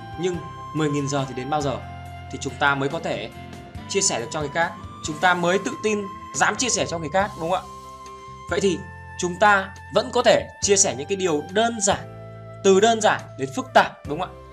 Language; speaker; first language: Vietnamese; native; Vietnamese